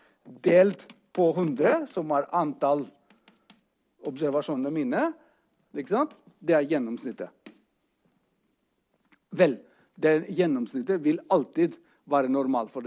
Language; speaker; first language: Norwegian; non-native, fluent; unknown